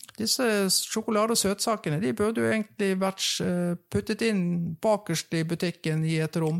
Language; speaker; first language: Norwegian; native; Norwegian